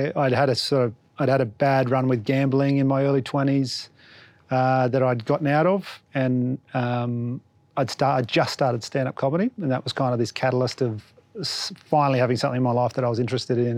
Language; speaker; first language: English; native; English